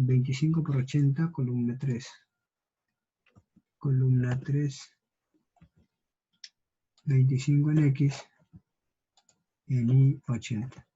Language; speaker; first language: Spanish; native; Spanish